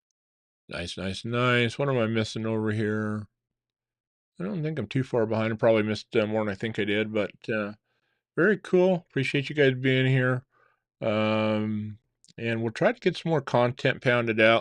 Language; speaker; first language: English; native; English